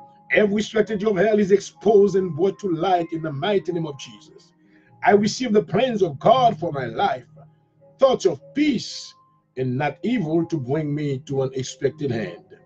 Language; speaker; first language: English; non-native, fluent; Haitian Creole